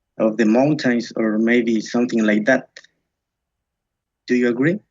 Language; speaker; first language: English; non-native, learner; Spanish